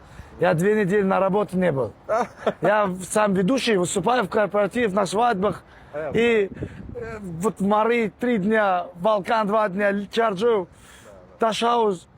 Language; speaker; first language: Russian; non-native, local second language; Turkmen